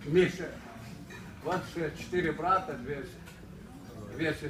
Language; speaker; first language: Russian; non-native, local second language; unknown